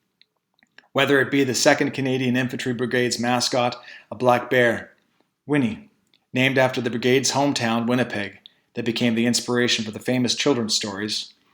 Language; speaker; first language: English; native; English